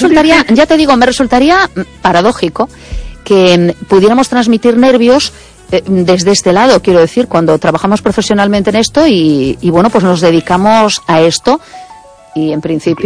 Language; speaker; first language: Spanish; native; Spanish